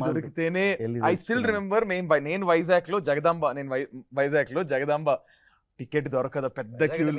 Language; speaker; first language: Telugu; native; Telugu